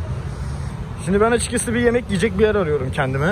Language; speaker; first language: Turkish; native; Turkish